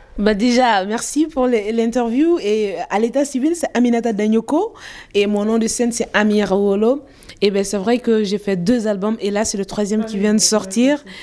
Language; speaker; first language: French; non-native, local second language; Bambara